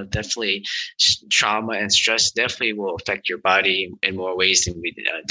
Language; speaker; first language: English; early bilingual, other home language; Vietnamese